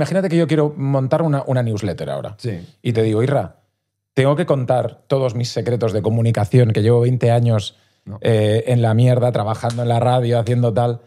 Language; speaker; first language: Spanish; native; Spanish